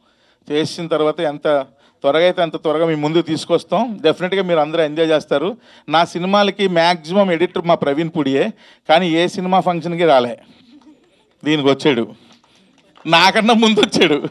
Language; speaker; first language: Telugu; native; Telugu